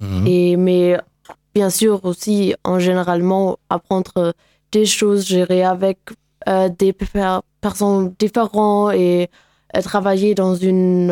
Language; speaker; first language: French; non-native, learner; German